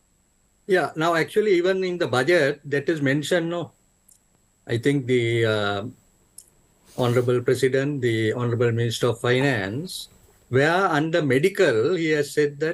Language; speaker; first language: English; non-native, local second language; Sinhala